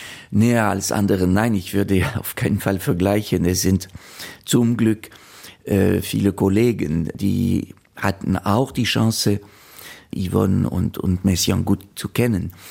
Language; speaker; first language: German; non-native, fluent; French